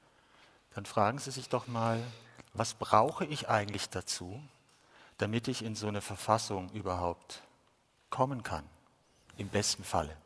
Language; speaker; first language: German; native; German